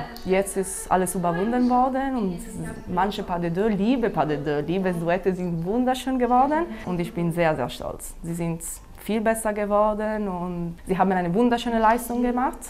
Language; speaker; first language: German; non-native, fluent; Italian